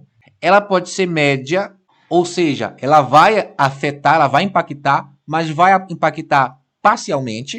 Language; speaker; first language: Portuguese; native; Portuguese